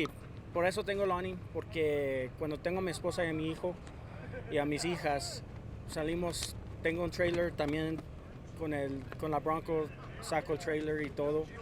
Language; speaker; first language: Spanish; early bilingual, other home language; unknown